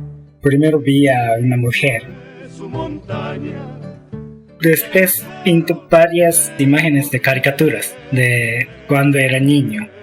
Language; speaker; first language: Spanish; non-native, learner; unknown